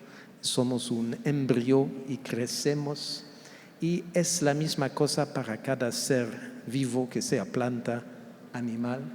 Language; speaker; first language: Spanish; non-native, fluent; French